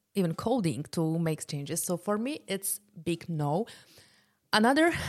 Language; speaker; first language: English; non-native, fluent; Polish